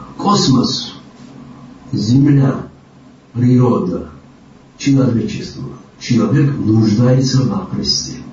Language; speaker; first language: Russian; non-native, local second language; Georgian